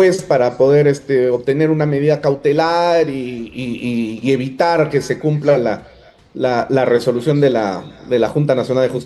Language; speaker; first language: Spanish; native; Spanish